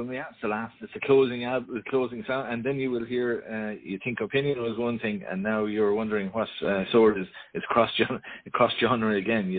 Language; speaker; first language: English; native; English